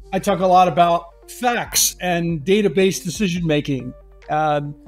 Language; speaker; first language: English; native; English